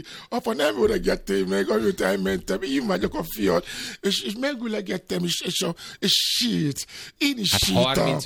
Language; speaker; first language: Hungarian; non-native, fluent; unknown